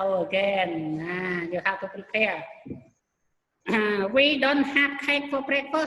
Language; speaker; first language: English; non-native, learner; Khmer